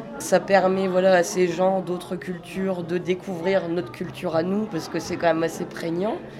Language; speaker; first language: French; native; French